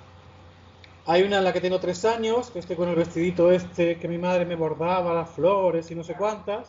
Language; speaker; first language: Spanish; native; Spanish